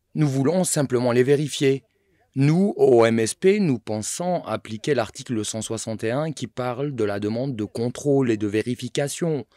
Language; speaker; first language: French; non-native, local second language; Arabic